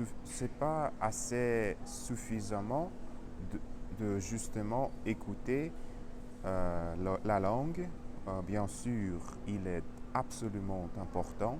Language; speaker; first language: French; non-native, learner; Russian